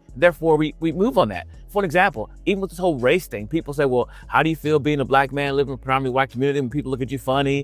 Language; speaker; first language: English; native; English